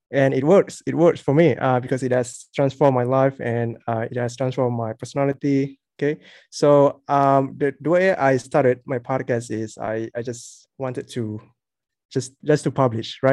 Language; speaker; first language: English; non-native, local second language; Malay